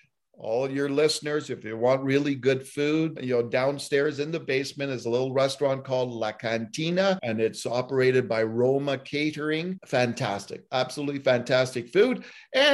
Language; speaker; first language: English; early bilingual, other home language; Italian